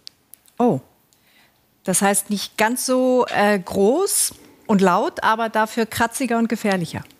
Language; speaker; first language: German; native; German